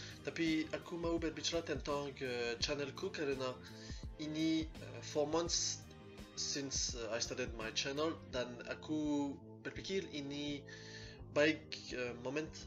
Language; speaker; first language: Indonesian; non-native, learner; French